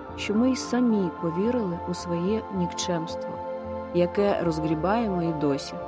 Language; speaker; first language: Ukrainian; native; Ukrainian